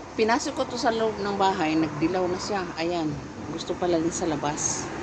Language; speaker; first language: Filipino; non-native, local second language; Cebuano